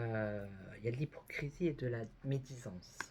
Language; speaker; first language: French; native; French